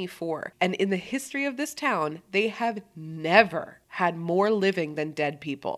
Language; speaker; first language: English; native; English